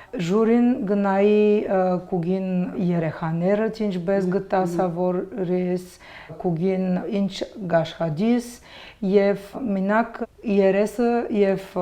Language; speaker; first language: Armenian; early bilingual, heritage; Armenian